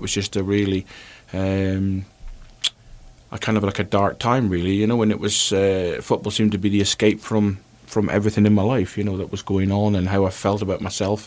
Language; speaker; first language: English; native; English